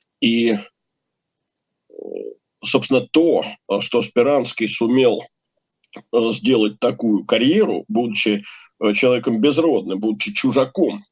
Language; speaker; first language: Russian; native; Russian